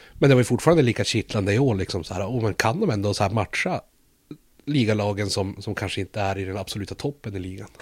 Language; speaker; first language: Swedish; native; Swedish